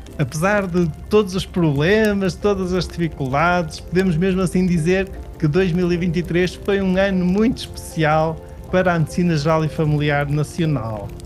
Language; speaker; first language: Portuguese; early bilingual, heritage; Portuguese